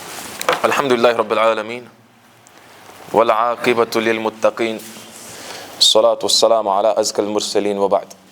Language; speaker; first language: Arabic; non-native, fluent; Kashmiri